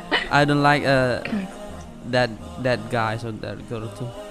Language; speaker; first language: English; non-native, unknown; Indonesian